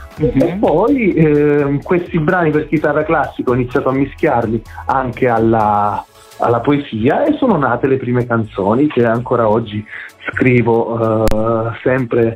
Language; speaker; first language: Italian; native; Italian